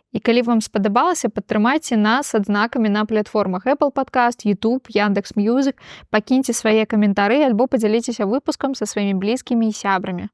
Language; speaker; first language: Belarusian; non-native, local second language; Russian